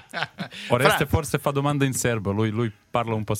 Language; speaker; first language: Italian; non-native, learner; Serbian